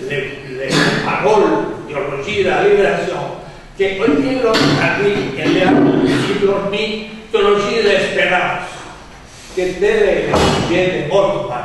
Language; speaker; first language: French; non-native, fluent; Spanish